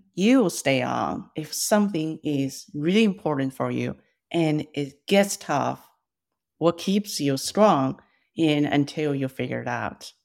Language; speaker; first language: English; non-native, fluent; Chinese